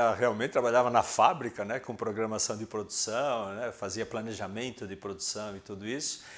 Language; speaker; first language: Portuguese; early bilingual, other home language; Spanish